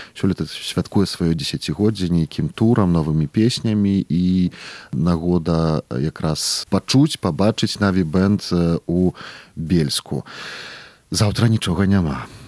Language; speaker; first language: Belarusian; native; Belarusian